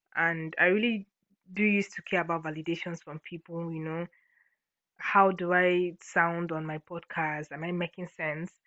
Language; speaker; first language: English; non-native, local second language; Ibibio